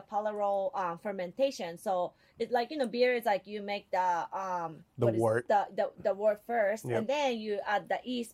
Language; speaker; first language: English; non-native, fluent; Japanese